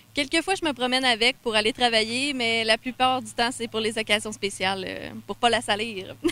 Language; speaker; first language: French; native; French